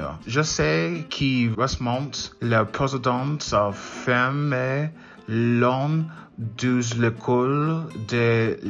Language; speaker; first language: French; non-native, learner; English